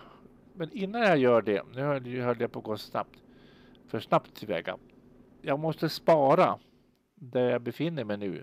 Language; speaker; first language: Swedish; native; Swedish